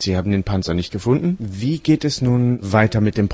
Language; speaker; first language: German; native; German